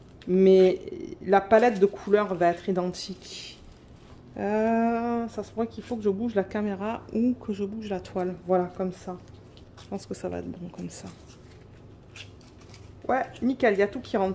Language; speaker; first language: French; native; French